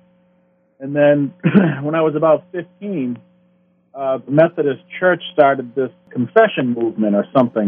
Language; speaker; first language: English; native; English